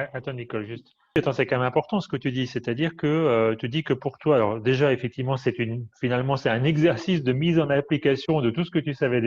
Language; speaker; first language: French; native; French